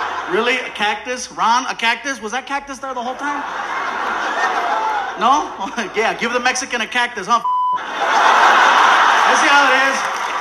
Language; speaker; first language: English; early bilingual, other home language; Spanish